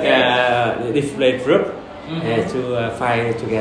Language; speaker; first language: English; non-native, learner; Vietnamese